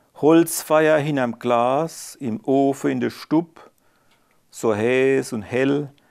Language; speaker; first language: German; non-native, local second language; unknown